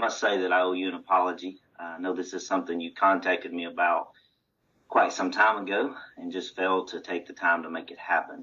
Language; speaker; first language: English; native; English